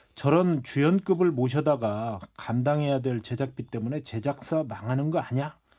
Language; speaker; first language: Korean; native; Korean